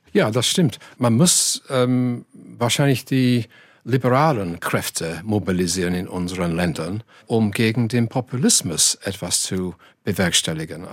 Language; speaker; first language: German; non-native, fluent; English